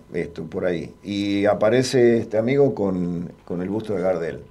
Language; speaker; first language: Spanish; native; Spanish